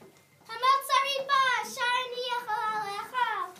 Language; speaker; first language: Hebrew; non-native, learner; English